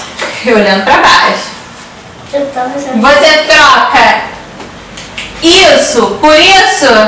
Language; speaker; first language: Portuguese; native; Portuguese